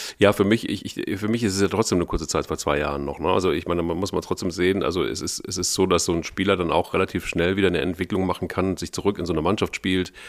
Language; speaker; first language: German; native; German